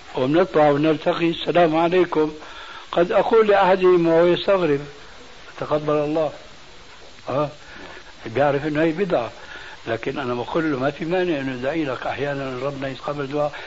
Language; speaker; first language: Arabic; early bilingual, other home language; Albanian